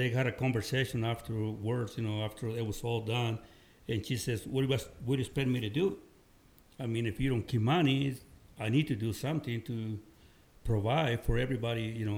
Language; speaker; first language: English; non-native, fluent; Spanish